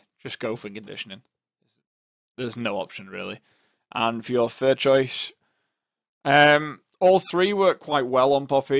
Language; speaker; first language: English; native; English